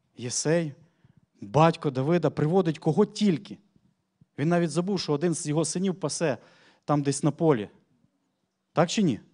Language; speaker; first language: Ukrainian; native; Ukrainian